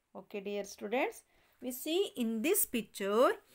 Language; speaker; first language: English; non-native, local second language; Kannada